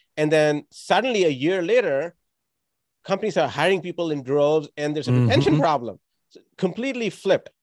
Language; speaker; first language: English; non-native, local second language; Tamil